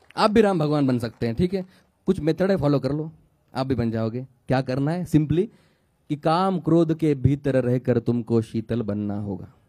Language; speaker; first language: Hindi; non-native, local second language; Marathi